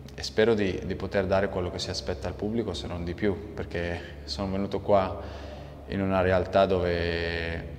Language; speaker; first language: Italian; non-native, fluent; Arabic